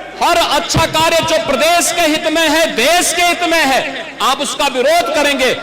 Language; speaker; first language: Hindi; native; Hindi